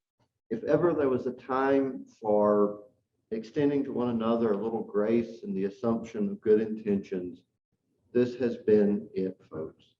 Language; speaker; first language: English; native; English